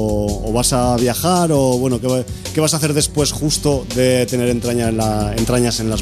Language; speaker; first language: Spanish; native; Spanish